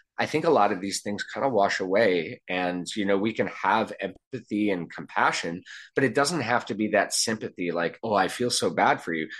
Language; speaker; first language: English; native; English